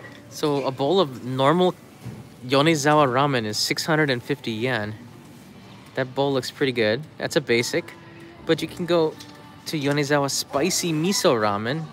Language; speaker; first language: English; native; English